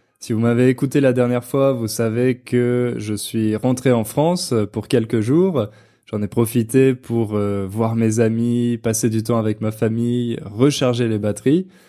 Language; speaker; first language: French; native; French